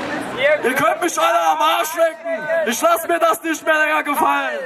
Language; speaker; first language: German; native; German